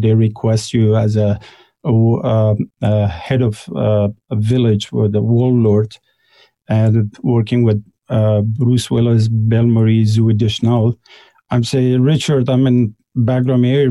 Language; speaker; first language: English; non-native, fluent; Persian